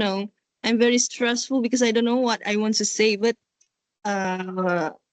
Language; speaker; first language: English; non-native, learner; Indonesian